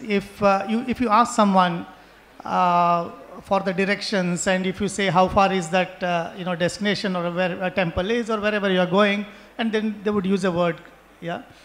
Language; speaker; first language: English; non-native, local second language; Konkani